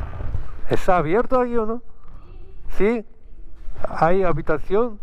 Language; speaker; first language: Spanish; non-native, learner; Persian